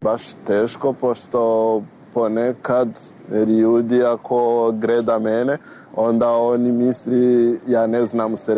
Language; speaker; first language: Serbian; non-native, learner; Rundi